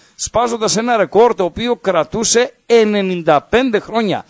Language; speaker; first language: Greek; native; Greek